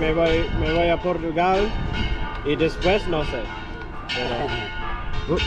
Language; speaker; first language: Spanish; non-native, learner; English